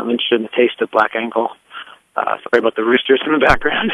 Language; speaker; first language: English; native; English